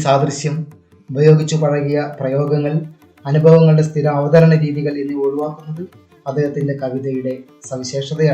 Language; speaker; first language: Malayalam; native; Malayalam